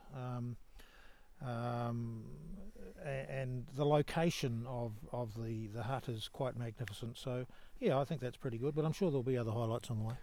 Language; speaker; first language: English; native; English